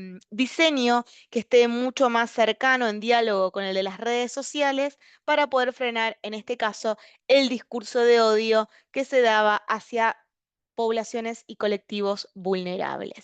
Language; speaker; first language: Spanish; native; Spanish